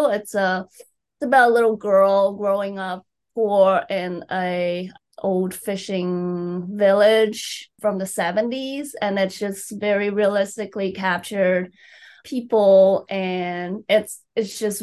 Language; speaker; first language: English; non-native, fluent; Chinese